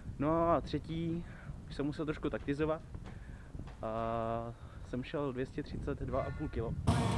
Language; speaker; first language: Czech; early bilingual, other home language; Vietnamese